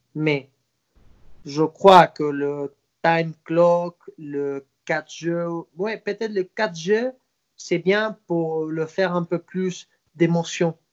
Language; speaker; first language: French; non-native, fluent; Spanish